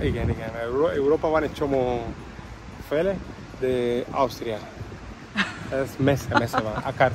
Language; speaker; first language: Hungarian; non-native, learner; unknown